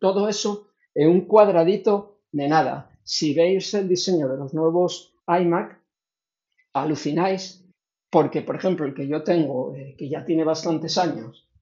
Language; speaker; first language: Spanish; native; Spanish